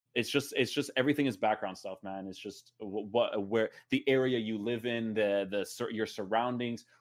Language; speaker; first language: English; native; English